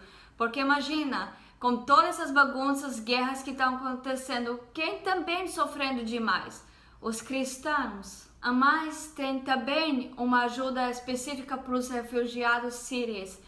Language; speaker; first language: Portuguese; non-native, fluent; Hebrew